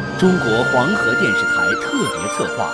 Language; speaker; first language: Chinese; native; Chinese